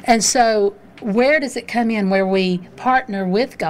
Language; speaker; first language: English; native; English